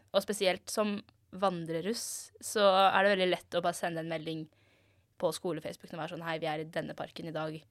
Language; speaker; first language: Norwegian; native; Norwegian